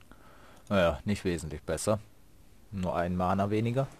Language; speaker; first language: German; native; German